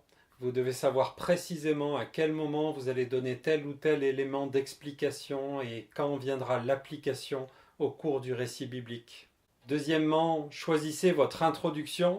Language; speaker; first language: French; native; French